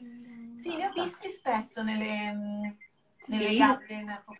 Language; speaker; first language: Italian; native; Italian